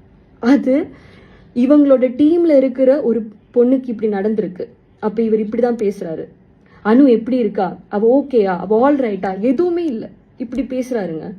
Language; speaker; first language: Tamil; non-native, local second language; Malayalam